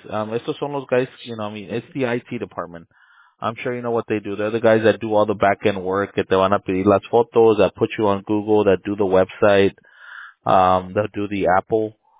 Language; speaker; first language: English; early bilingual, other home language; Spanish